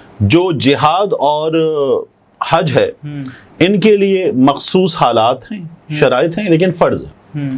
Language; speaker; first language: Urdu; native; Urdu